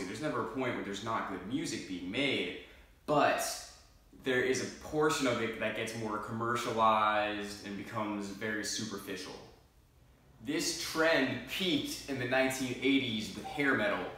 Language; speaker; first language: English; native; English